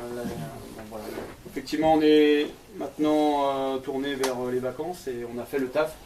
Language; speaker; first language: French; native; French